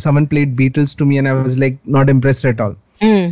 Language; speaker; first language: English; non-native, local second language; Hindi